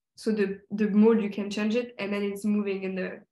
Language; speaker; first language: English; non-native, fluent; French